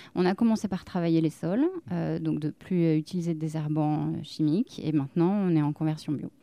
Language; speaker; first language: French; native; French